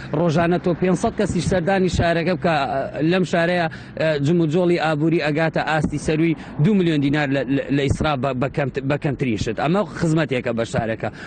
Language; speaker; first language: Central Kurdish; native; Central Kurdish